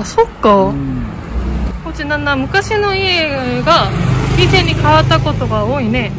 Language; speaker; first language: Japanese; non-native, learner; Korean